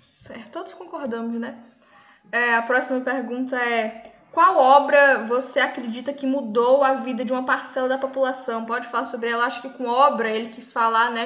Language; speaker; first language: Portuguese; native; Portuguese